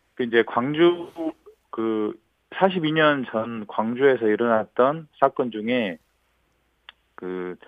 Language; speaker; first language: Korean; native; Korean